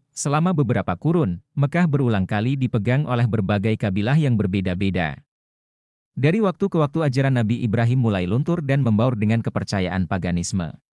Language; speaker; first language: Indonesian; native; Indonesian